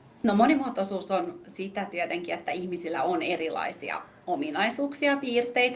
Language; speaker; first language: Finnish; native; Finnish